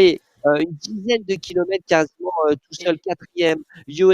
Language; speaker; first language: French; native; French